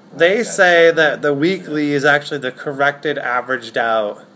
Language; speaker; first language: English; native; English